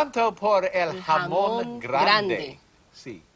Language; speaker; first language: Spanish; non-native, learner; English